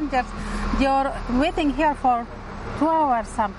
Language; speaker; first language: English; non-native, learner; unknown